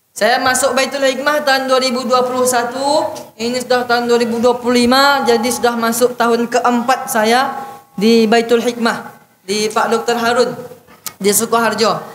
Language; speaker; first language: Malay; native; Malay